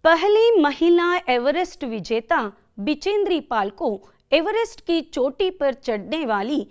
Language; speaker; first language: Hindi; non-native, local second language; Kannada